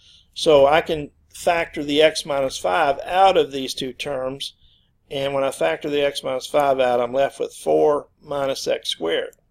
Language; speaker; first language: English; native; English